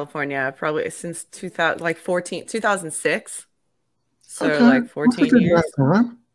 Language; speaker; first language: English; native; English